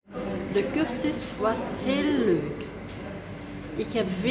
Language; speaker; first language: Dutch; non-native, learner; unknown